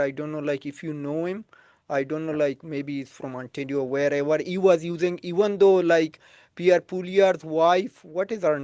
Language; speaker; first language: English; non-native, fluent; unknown